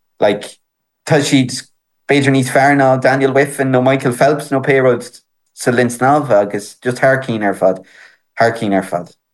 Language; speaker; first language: Irish; non-native, local second language; English